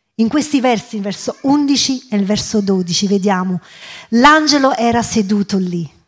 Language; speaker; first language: Italian; early bilingual, other home language; English